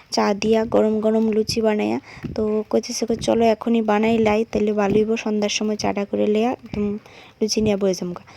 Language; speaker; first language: Bangla; native; Bangla